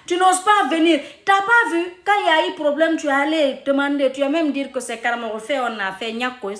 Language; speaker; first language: French; non-native, local second language; Mandingo